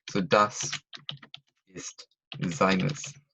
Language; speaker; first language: German; non-native, fluent; English